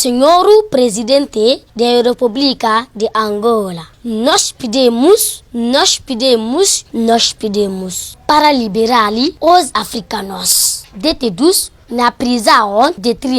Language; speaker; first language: Portuguese; non-native, learner; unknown